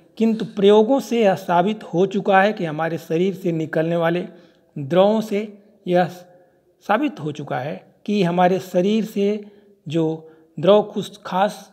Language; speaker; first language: Hindi; native; Hindi